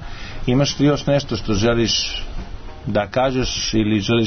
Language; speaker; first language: Serbian; native; Serbian